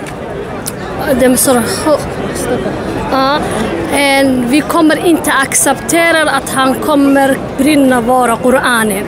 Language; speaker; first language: Swedish; non-native, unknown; Arabic